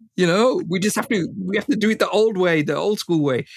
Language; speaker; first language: English; native; English